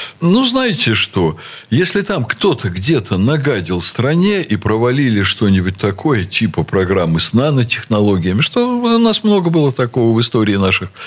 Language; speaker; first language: Russian; native; Russian